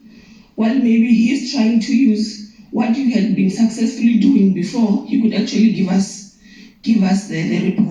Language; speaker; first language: English; non-native, local second language; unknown